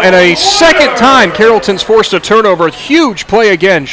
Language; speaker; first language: English; native; English